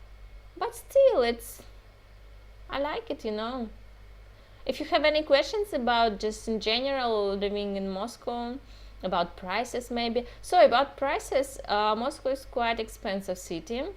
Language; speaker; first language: English; non-native, fluent; Russian